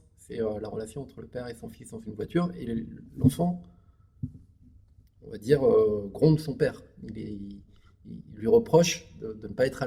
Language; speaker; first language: French; native; French